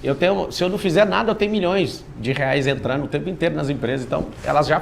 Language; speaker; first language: Portuguese; native; Portuguese